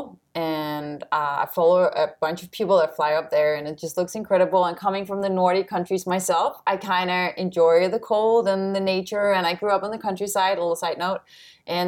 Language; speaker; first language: English; non-native, fluent; Danish